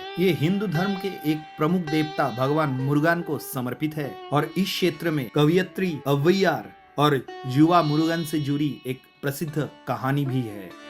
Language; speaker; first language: Hindi; non-native, local second language; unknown